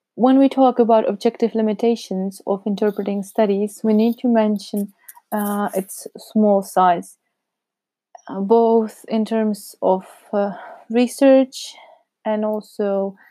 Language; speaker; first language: English; non-native, fluent; Czech